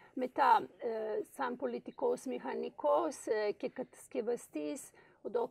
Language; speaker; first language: Greek; non-native, fluent; Serbian